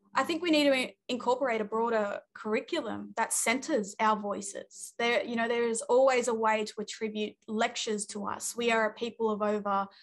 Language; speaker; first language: English; native; English